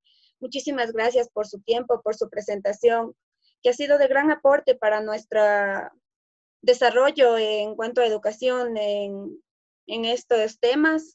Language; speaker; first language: Spanish; native; Spanish